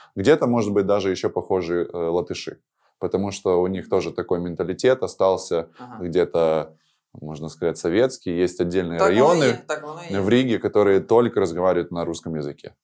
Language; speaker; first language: Russian; native; Russian